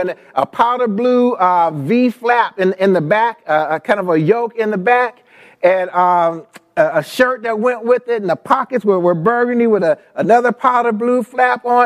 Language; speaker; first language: English; native; English